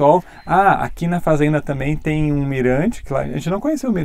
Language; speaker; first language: Portuguese; native; Portuguese